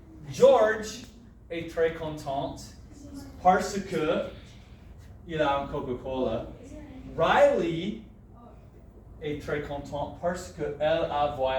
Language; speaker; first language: French; non-native, fluent; English